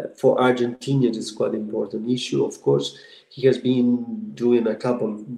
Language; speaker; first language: English; non-native, fluent; Spanish